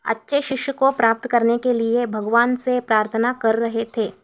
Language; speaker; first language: Hindi; non-native, local second language; Kannada